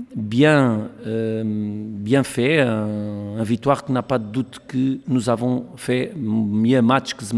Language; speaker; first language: French; non-native, learner; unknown